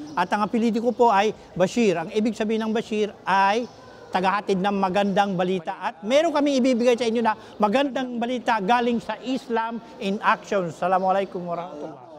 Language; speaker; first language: Filipino; non-native, local second language; Maranao